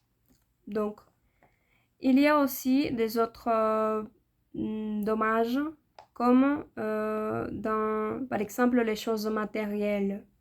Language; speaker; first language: French; non-native, learner; Spanish